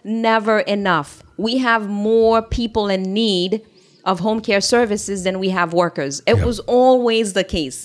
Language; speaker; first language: English; non-native, fluent; Haitian Creole